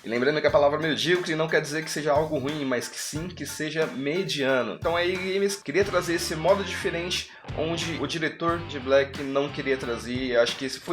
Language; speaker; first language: Portuguese; native; Portuguese